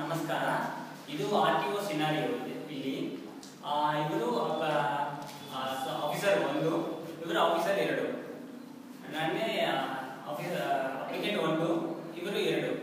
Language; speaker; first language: Kannada; non-native, learner; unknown